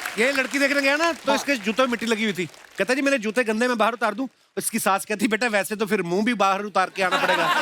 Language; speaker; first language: Hindi; non-native, local second language; Punjabi